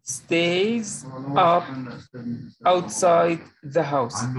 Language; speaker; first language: English; non-native, learner; Arabic